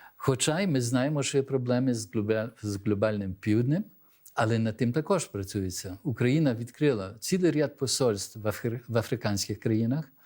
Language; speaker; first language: Ukrainian; early bilingual, heritage; Ukrainian